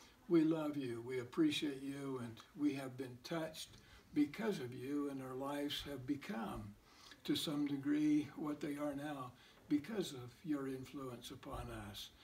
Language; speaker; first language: English; native; English